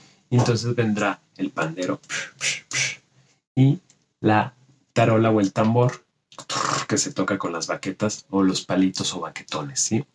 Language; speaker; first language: Spanish; native; Spanish